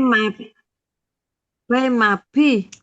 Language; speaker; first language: Chinese; non-native, learner; Indonesian